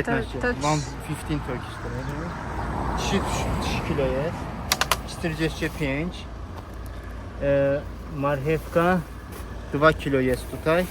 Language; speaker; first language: Polish; non-native, learner; Turkish